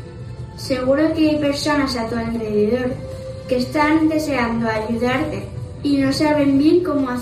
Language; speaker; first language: Spanish; native; Spanish